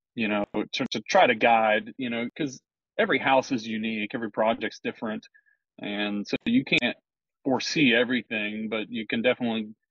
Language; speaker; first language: English; native; English